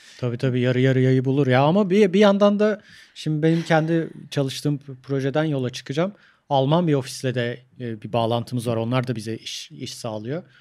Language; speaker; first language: Turkish; native; Turkish